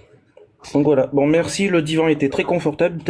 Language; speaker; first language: French; native; French